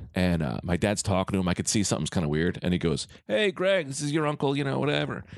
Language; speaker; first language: English; native; English